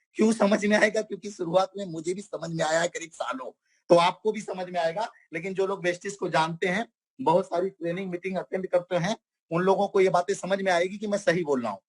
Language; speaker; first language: Hindi; non-native, local second language; Bhojpuri